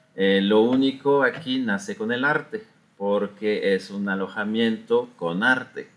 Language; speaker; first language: Spanish; non-native, fluent; French